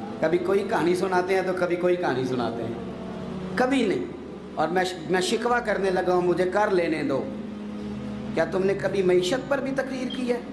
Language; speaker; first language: Urdu; non-native, local second language; Punjabi